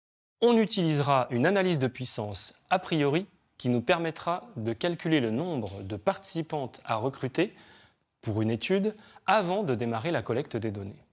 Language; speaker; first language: French; native; French